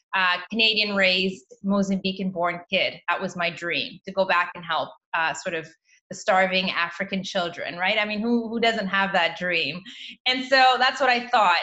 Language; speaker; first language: English; native; English